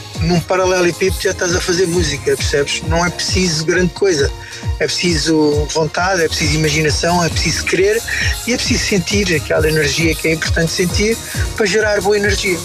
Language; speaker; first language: Portuguese; native; Portuguese